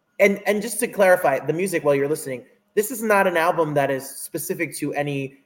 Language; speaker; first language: English; native; English